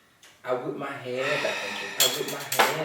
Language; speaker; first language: English; native; English